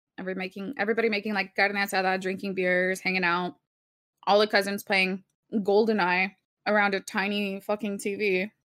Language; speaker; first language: English; early bilingual, other home language; Spanish